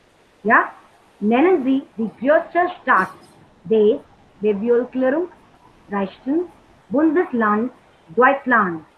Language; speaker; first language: German; non-native, learner; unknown